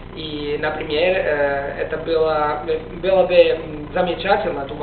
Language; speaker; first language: Russian; non-native, learner; Italian